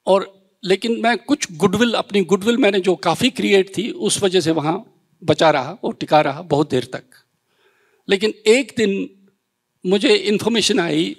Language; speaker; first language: Hindi; native; Hindi